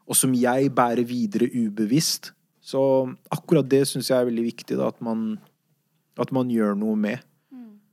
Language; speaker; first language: Norwegian; early bilingual, other home language; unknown